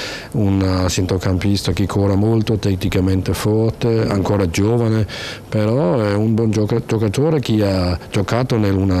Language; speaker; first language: Italian; non-native, learner; Danish